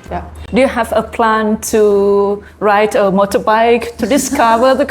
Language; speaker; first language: English; non-native, learner; Vietnamese